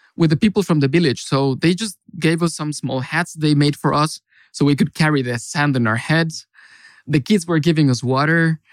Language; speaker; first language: English; non-native, fluent; Spanish